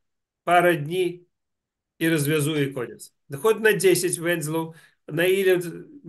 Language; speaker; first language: Polish; non-native, learner; Russian